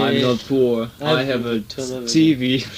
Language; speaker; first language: English; non-native, learner; Japanese